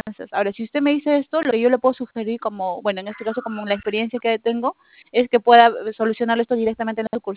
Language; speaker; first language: Spanish; native; Spanish